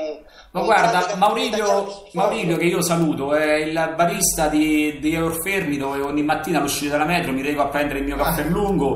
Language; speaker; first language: Italian; native; Italian